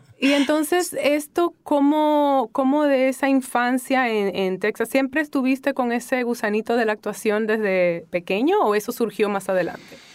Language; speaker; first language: Spanish; native; Spanish